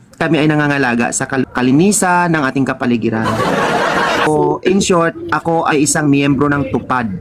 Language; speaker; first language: Filipino; non-native, local second language; Hiligaynon